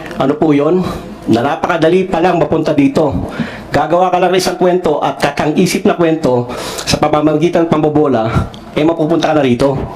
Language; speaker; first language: Filipino; non-native, local second language; Cebuano